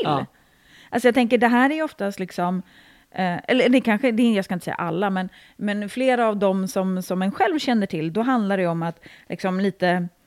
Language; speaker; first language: Swedish; native; Swedish